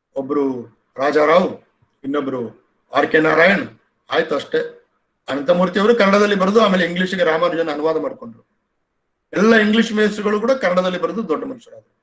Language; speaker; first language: Kannada; non-native, local second language; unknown